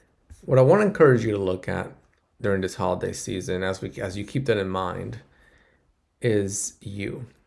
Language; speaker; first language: English; native; English